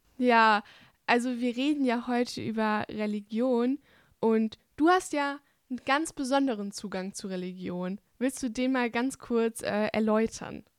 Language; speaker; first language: German; native; German